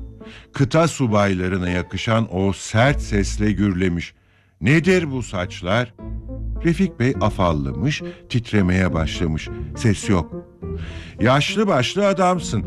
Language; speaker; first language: Turkish; native; Turkish